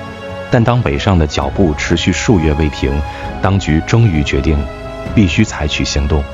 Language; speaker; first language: Chinese; native; Chinese